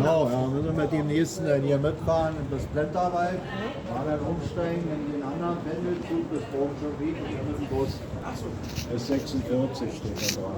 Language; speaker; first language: German; native; German